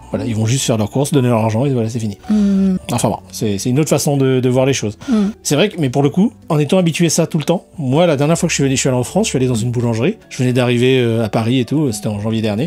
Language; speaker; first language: French; native; French